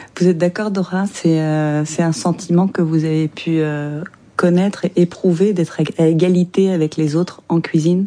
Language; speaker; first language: French; native; French